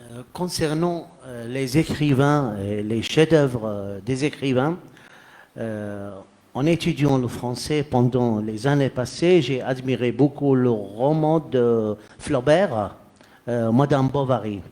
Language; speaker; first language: French; non-native, fluent; Arabic